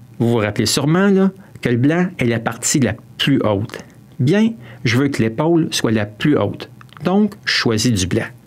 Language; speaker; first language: French; native; French